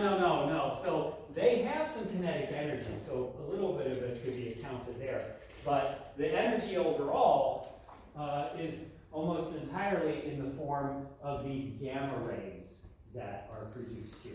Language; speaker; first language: English; native; English